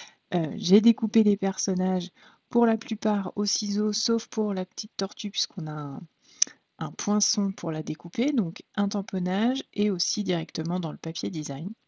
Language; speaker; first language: French; native; French